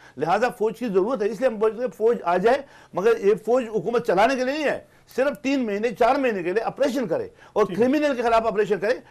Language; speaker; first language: Urdu; non-native, local second language; Pashto